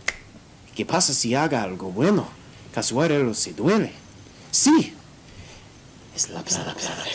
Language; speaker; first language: Spanish; non-native, learner; English